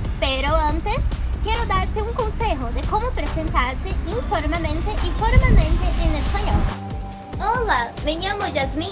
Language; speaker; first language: Spanish; non-native, fluent; Portuguese